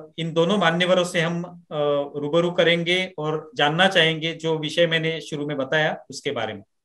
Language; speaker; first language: Hindi; non-native, local second language; Marathi